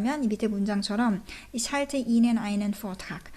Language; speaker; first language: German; non-native, fluent; Korean